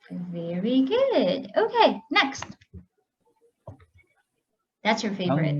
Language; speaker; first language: English; non-native, local second language; Filipino